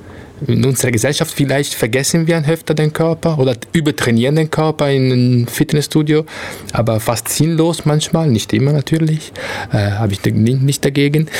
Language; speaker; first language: German; non-native, fluent; Italian